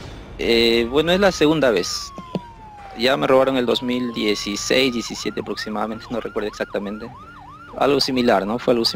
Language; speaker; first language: Spanish; native; Spanish